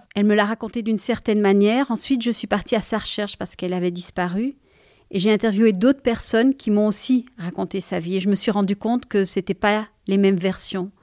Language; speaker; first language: French; native; French